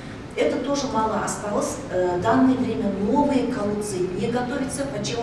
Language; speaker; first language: Russian; non-native, local second language; Kazakh